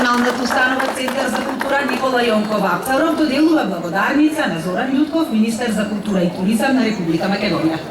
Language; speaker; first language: Macedonian; native; Macedonian